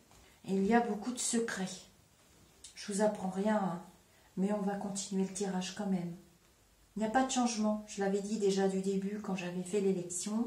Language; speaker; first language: French; native; French